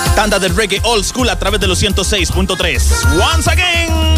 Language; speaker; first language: Spanish; native; Spanish